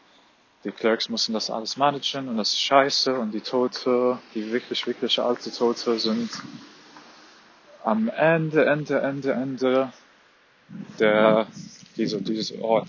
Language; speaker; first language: German; non-native, fluent; Arabic